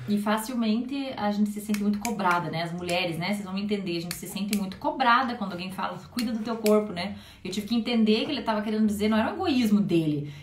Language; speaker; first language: Portuguese; native; Portuguese